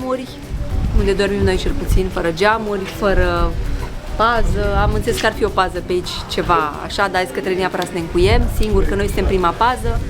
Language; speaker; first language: Romanian; native; Romanian